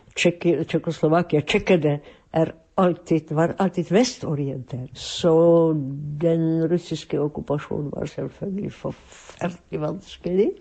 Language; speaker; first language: Norwegian; non-native, fluent; Czech